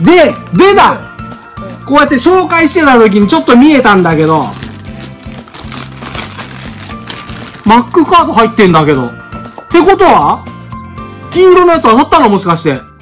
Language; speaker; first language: Japanese; native; Japanese